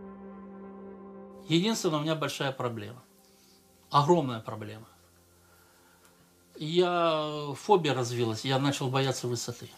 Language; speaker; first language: Russian; native; Russian